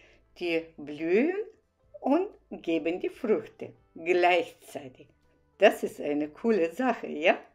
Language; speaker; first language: German; non-native, fluent; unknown